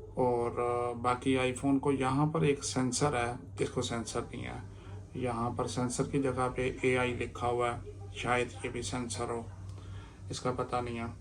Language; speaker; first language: Urdu; non-native, local second language; Punjabi